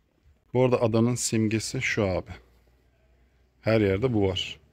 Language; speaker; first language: Turkish; native; Turkish